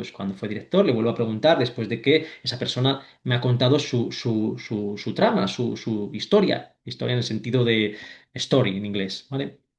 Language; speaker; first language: Spanish; native; Spanish